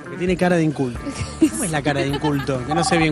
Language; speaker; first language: Spanish; native; Spanish